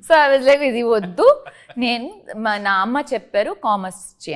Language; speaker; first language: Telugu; non-native, learner; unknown